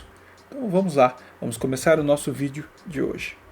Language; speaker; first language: Portuguese; native; Portuguese